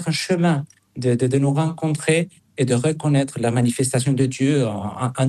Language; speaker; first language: French; non-native, fluent; Spanish